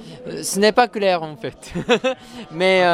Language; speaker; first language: French; non-native, fluent; Japanese